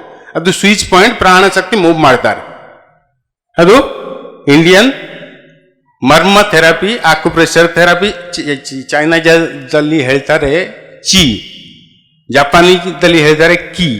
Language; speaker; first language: Kannada; non-native, local second language; Odia